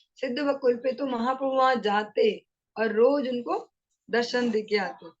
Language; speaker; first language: Hindi; non-native, local second language; Bangla